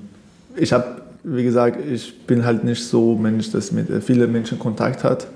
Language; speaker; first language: German; non-native, fluent; Persian